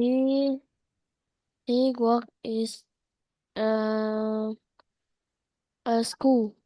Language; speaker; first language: English; non-native, learner; Vietnamese